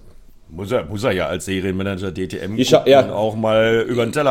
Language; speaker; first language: German; native; German